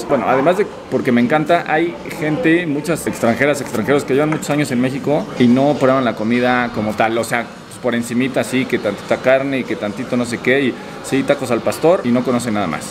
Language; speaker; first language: Spanish; native; Spanish